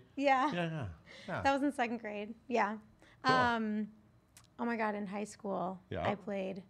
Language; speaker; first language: English; native; English